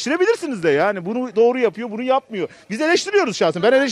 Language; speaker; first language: Turkish; native; Turkish